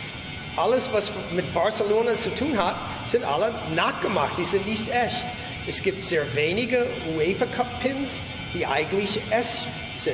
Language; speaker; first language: German; non-native, fluent; English